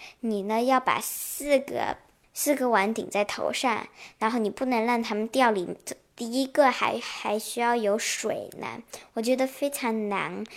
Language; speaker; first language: Chinese; early bilingual, heritage; Chinese